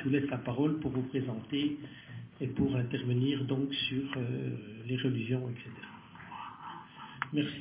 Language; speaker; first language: French; native; French